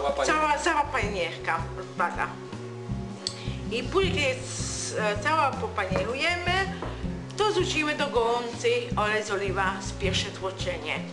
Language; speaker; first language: Polish; non-native, learner; Italian